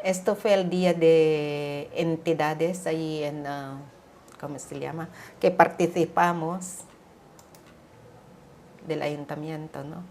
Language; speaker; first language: Spanish; non-native, learner; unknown